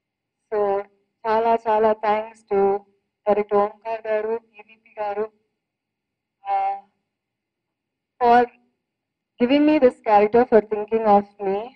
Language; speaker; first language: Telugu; non-native, fluent; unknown